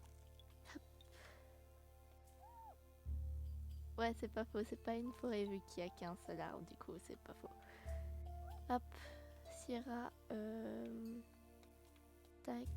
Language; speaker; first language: French; native; French